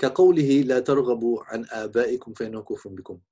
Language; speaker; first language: Arabic; non-native, fluent; English